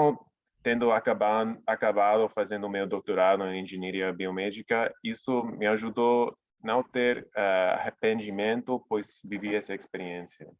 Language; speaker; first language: Portuguese; non-native, fluent; English